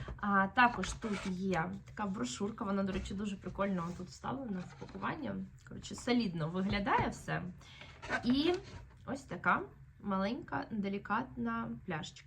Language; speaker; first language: Ukrainian; native; Ukrainian